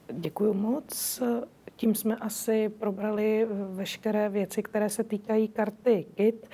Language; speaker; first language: Czech; native; Czech